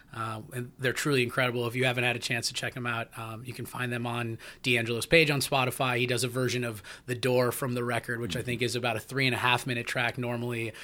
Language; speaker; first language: English; native; English